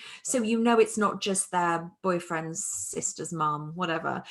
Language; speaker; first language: English; native; English